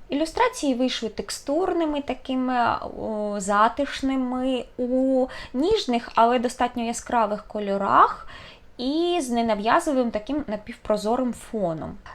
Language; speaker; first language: Ukrainian; non-native, local second language; Russian